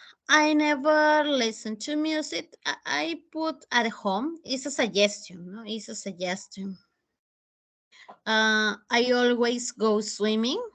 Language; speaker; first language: English; non-native, fluent; Spanish